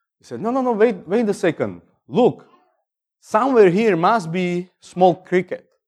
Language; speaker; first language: English; non-native, fluent; Slovak